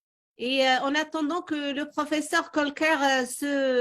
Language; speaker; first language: French; non-native, local second language; Arabic